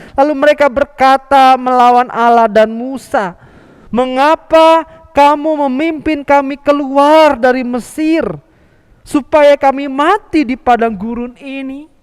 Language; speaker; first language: Indonesian; native; Indonesian